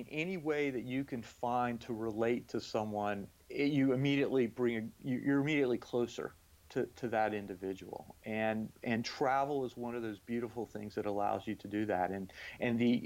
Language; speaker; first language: English; native; English